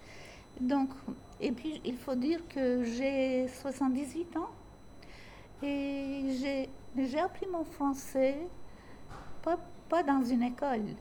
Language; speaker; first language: French; non-native, fluent; Turkish